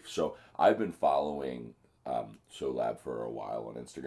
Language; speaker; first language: English; native; English